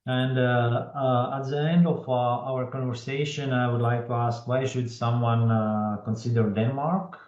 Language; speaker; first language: English; non-native, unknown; Latvian